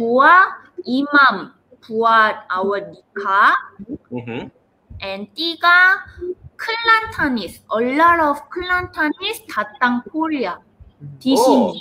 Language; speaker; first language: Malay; non-native, learner; Korean